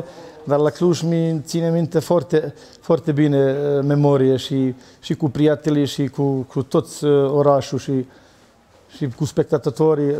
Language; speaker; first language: Romanian; non-native, learner; Serbian